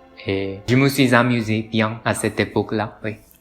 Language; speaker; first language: French; non-native, learner; Korean